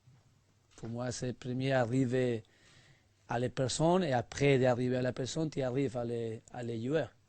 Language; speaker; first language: French; non-native, learner; Spanish